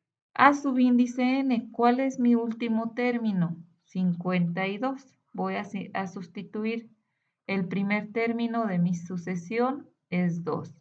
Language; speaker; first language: Spanish; native; Spanish